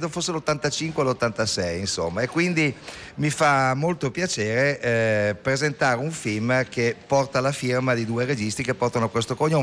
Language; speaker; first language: Italian; native; Italian